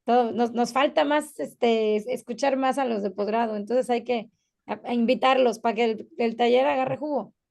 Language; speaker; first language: Spanish; native; Spanish